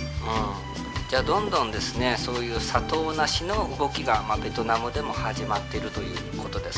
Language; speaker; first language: Japanese; native; Japanese